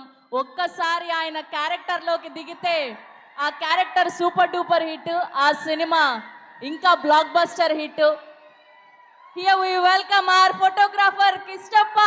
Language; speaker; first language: Telugu; native; Telugu